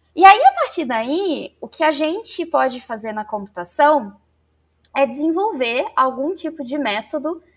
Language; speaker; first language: Portuguese; native; Portuguese